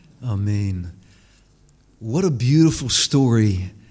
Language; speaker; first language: English; native; English